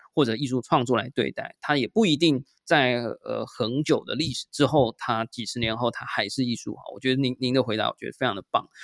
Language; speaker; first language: Chinese; native; Chinese